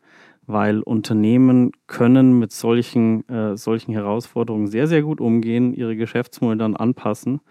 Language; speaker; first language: German; native; German